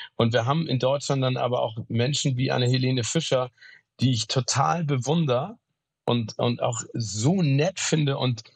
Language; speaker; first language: German; native; German